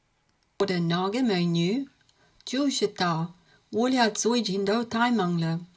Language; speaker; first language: Chinese; non-native, learner; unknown